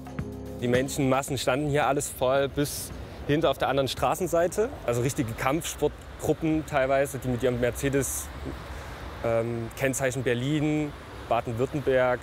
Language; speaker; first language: German; native; German